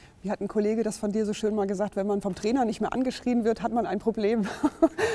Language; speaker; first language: German; native; German